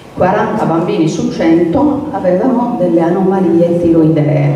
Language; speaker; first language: Italian; native; Italian